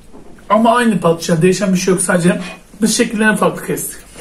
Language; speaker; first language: Turkish; native; Turkish